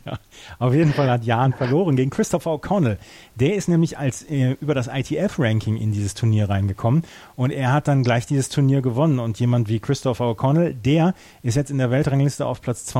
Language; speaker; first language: German; native; German